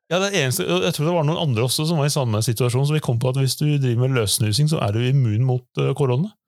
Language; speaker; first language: Norwegian; native; Norwegian